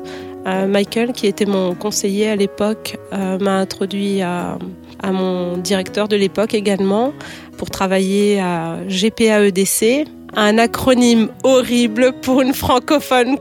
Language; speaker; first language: French; native; French